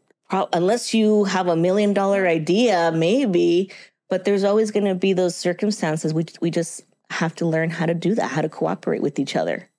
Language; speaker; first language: English; early bilingual, other home language; Spanish